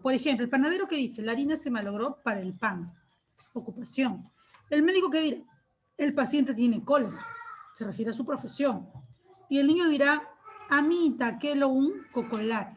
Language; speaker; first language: Spanish; native; Spanish